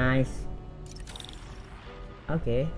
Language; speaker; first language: English; non-native, learner; Indonesian